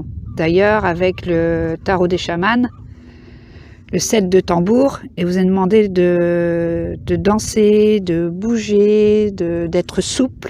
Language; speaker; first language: French; native; French